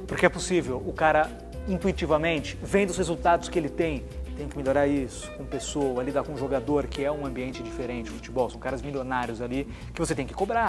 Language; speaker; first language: Portuguese; native; Portuguese